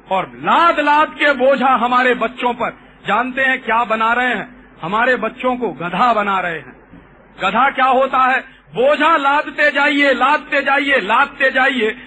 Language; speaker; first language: Hindi; native; Hindi